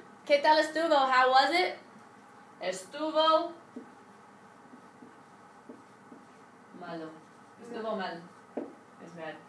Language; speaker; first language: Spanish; non-native, learner; English